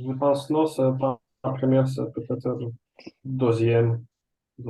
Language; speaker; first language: French; non-native, learner; Russian